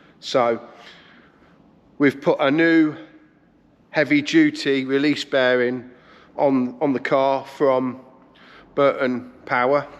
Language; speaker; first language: English; native; English